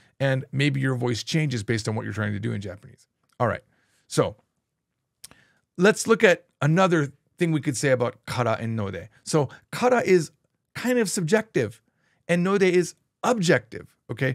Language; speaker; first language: English; native; English